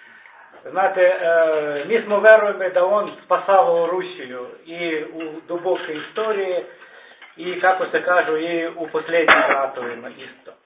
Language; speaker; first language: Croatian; non-native, learner; Russian